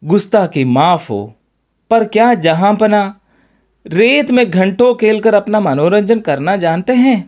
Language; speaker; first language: Hindi; non-native, local second language; Malayalam